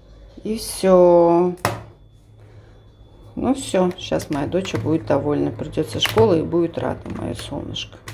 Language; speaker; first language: Russian; native; Russian